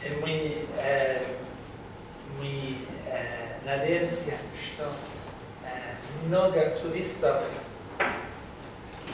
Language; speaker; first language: Russian; non-native, learner; English